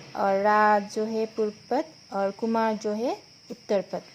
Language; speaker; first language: Hindi; non-native, local second language; Assamese